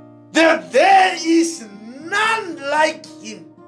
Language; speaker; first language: English; non-native, local second language; Afrikaans